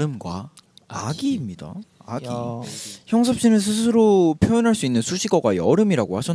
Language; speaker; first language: Korean; native; Korean